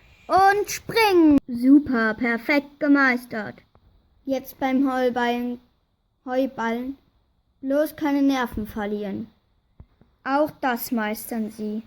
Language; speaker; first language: German; native; German